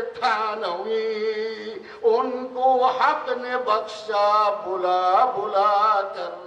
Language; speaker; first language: Urdu; non-native, fluent; Bangla